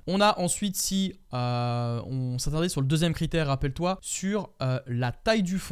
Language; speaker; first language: French; native; French